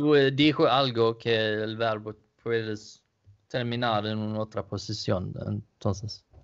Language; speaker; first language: Spanish; non-native, learner; Danish